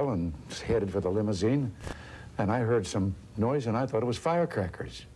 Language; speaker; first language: English; native; English